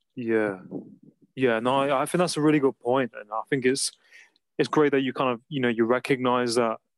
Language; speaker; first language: English; native; English